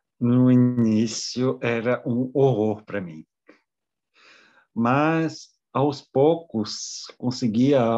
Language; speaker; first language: Portuguese; non-native, fluent; French